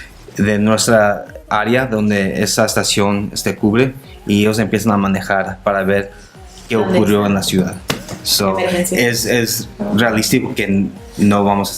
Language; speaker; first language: Spanish; non-native, local second language; English